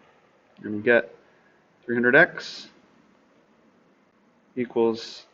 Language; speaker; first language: English; native; English